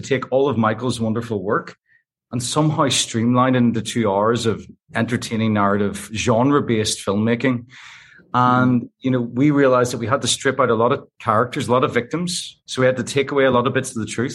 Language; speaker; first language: English; native; English